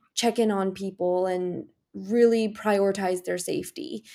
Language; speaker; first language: English; native; English